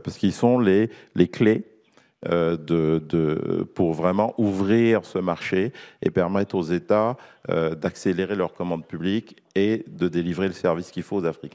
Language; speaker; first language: French; native; French